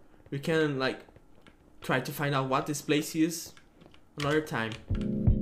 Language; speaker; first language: English; non-native, fluent; Portuguese